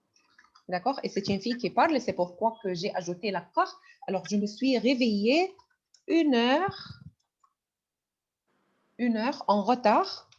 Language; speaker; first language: French; non-native, fluent; Arabic